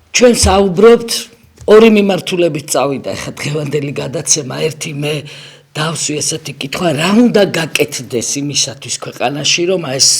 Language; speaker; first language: Georgian; native; Georgian